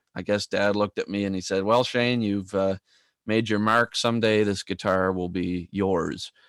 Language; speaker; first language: English; native; English